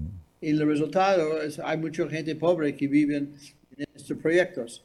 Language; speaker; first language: Spanish; non-native, fluent; English